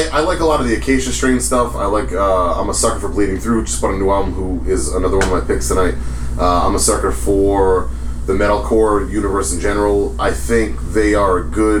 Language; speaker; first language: English; native; English